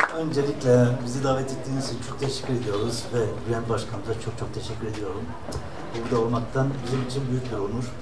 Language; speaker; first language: Turkish; early bilingual, heritage; Turkish